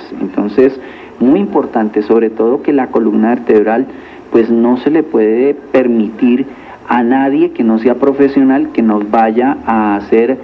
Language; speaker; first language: Spanish; native; Spanish